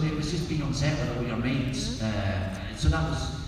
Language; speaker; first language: English; native; English